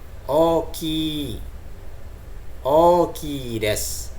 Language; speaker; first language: Japanese; non-native, fluent; Indonesian